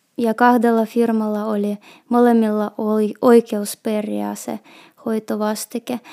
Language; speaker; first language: Finnish; non-native, fluent; Russian